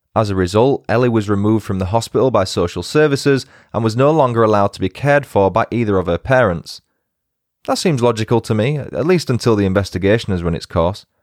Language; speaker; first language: English; native; English